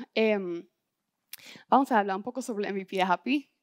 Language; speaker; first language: Spanish; non-native, fluent; German